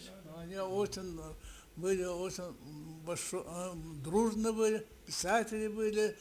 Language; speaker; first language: Russian; non-native, local second language; Yakut